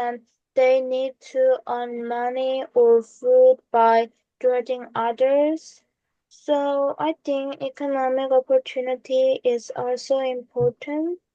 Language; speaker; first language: English; non-native, learner; Korean